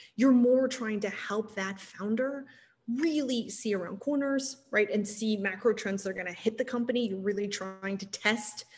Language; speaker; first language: English; native; English